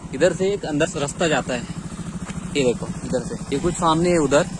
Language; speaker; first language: Hindi; non-native, local second language; Marathi